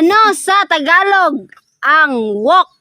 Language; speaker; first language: Filipino; non-native, local second language; Cebuano